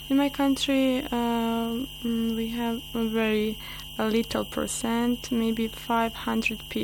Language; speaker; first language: English; non-native, learner; Bosnian